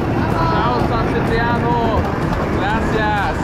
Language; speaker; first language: Spanish; non-native, learner; German